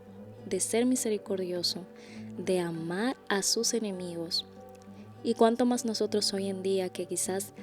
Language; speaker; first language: Spanish; native; Spanish